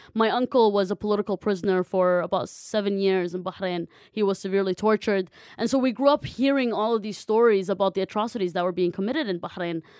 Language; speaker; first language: English; non-native, fluent; Arabic